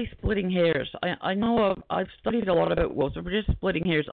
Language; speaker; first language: English; native; English